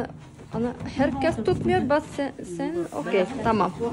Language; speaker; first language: Turkish; non-native, learner; Yakut